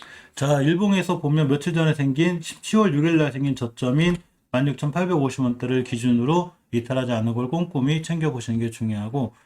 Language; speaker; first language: Korean; native; Korean